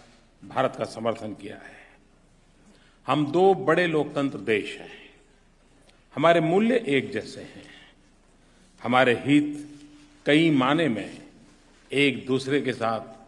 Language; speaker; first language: Hindi; non-native, local second language; Gujarati